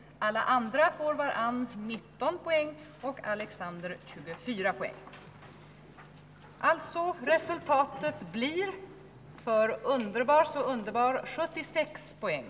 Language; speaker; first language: Swedish; native; Swedish